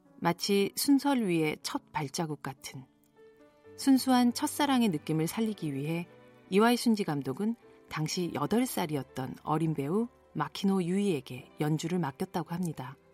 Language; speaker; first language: Korean; native; Korean